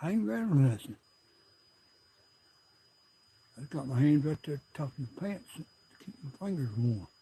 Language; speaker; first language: English; native; English